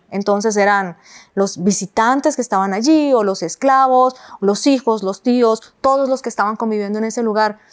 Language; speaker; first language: Spanish; native; Spanish